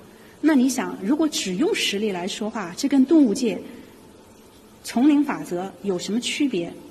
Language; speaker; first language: Chinese; native; Chinese